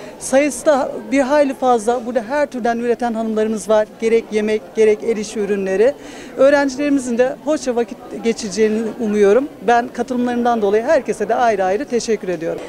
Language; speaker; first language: Turkish; native; Turkish